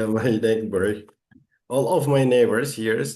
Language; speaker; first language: English; non-native, fluent; Indonesian